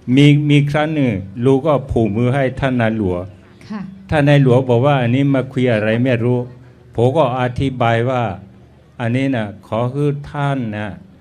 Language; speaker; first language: Thai; non-native, local second language; S'gaw Karen